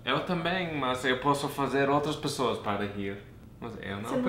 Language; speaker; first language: Portuguese; non-native, fluent; English